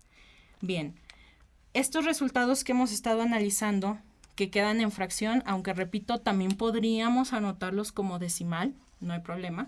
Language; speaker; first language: Spanish; native; Spanish